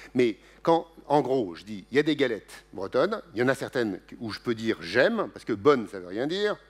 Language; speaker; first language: French; native; French